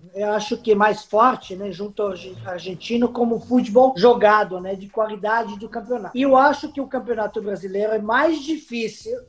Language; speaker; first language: Portuguese; non-native, fluent; Serbian